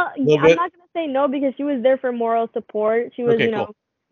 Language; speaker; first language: English; non-native, local second language; Filipino